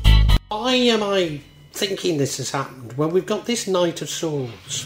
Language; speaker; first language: English; native; English